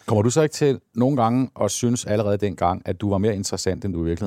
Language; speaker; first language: Danish; native; Danish